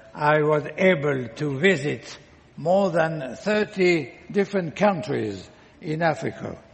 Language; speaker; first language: English; non-native, learner; French